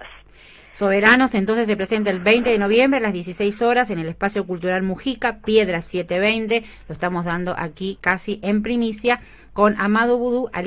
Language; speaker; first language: Spanish; native; Spanish